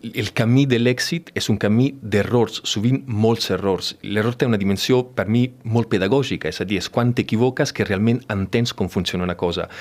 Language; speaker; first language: Catalan; non-native, fluent; Italian